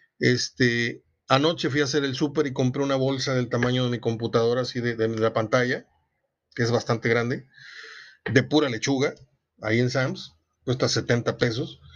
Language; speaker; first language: Spanish; native; Spanish